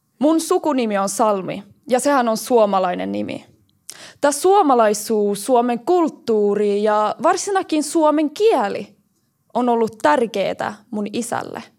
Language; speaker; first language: Finnish; early bilingual, heritage; Swedish